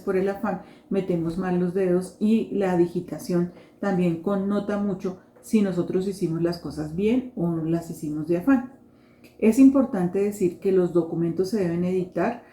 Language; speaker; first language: Spanish; native; Spanish